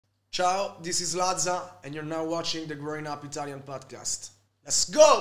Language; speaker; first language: English; non-native, fluent; Italian